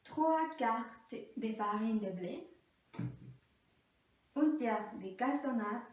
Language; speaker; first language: French; non-native, learner; Spanish